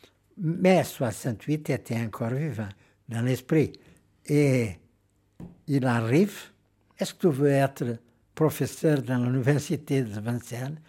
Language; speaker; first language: French; non-native, fluent; Portuguese